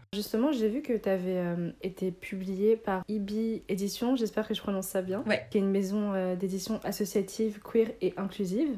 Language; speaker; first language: French; native; French